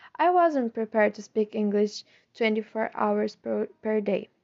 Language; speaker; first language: English; non-native, learner; Chinese